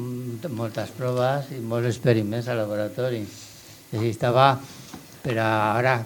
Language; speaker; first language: Catalan; non-native, local second language; Spanish